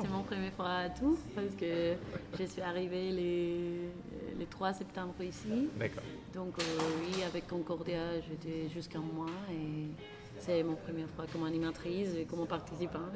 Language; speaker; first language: French; non-native, learner; Spanish